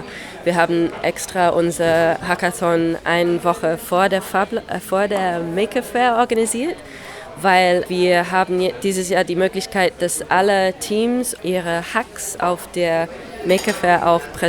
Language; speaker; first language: German; non-native, fluent; English